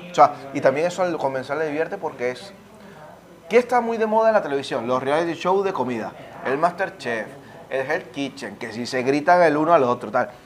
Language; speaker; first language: Spanish; native; Spanish